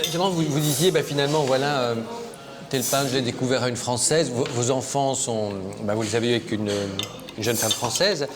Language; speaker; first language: French; native; French